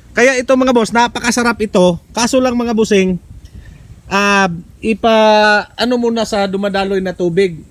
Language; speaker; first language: Filipino; non-native, local second language; Cebuano